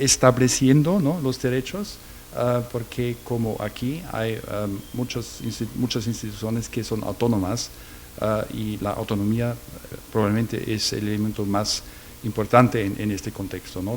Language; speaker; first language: Spanish; non-native, learner; German